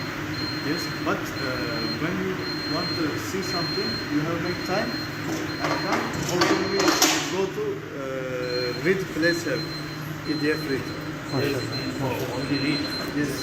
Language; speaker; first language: English; non-native, learner; Turkish